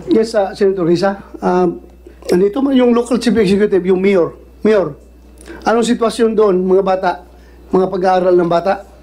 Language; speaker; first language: Filipino; non-native, local second language; Cebuano